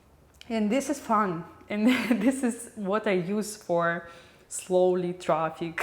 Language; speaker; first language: English; non-native, learner; Russian